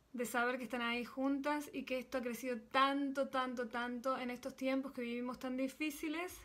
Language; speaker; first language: Spanish; native; Spanish